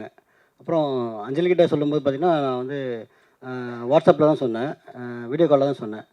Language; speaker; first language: Tamil; native; Tamil